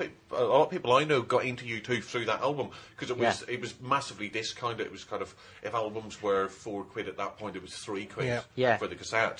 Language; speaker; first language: English; native; English